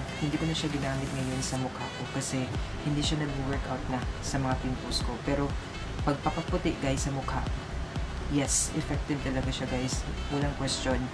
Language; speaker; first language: Filipino; non-native, local second language; Cebuano